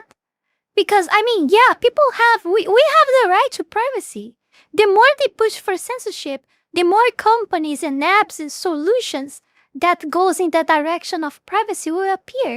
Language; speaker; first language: English; non-native, fluent; Portuguese